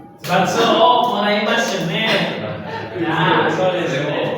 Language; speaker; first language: Japanese; non-native, fluent; Indonesian